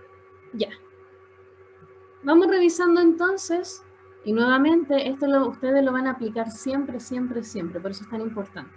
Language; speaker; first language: Spanish; native; Spanish